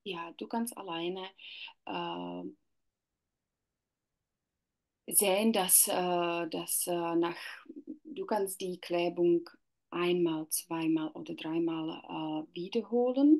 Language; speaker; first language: German; non-native, learner; Czech